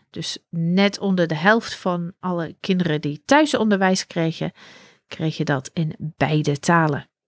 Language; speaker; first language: Dutch; non-native, fluent; English